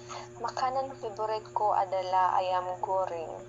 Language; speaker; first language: Indonesian; non-native, learner; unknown